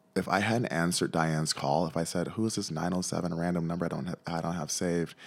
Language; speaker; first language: English; native; English